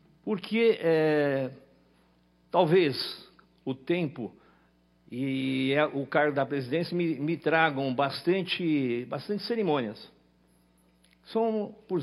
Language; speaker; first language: Portuguese; native; Portuguese